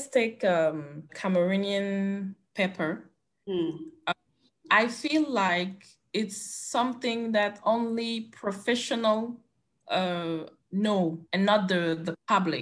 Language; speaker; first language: English; non-native, local second language; French